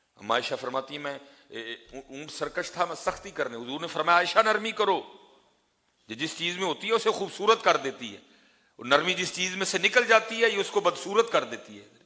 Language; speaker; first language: Urdu; non-native, local second language; Punjabi